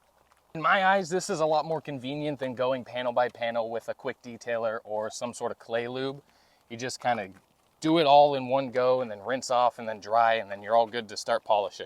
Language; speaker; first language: English; native; English